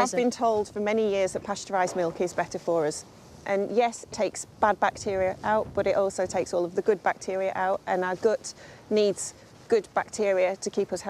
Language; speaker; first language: English; native; English